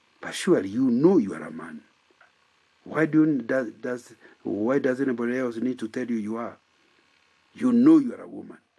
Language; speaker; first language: English; non-native, local second language; Kikuyu